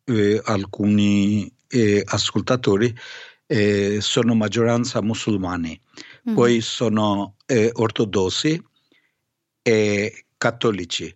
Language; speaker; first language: Italian; non-native, fluent; Albanian